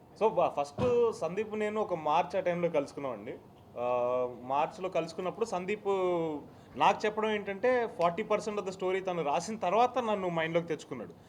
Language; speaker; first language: Telugu; native; Telugu